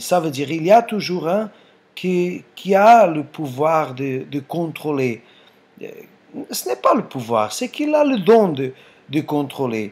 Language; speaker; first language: French; non-native, fluent; Portuguese